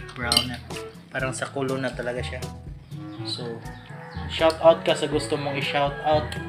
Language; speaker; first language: Filipino; non-native, local second language; Cebuano